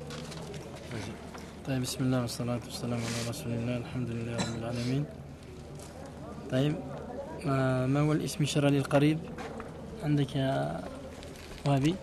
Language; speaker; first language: Arabic; non-native, fluent; French